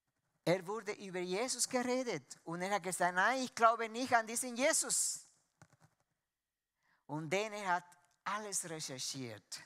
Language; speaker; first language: German; non-native, fluent; Spanish